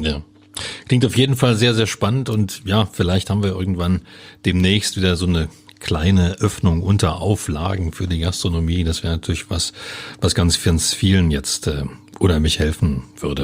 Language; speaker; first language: German; native; German